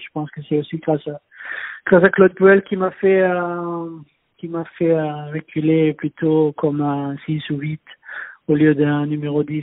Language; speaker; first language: French; non-native, fluent; Swedish